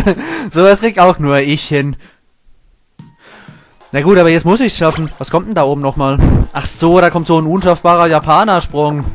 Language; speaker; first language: German; native; German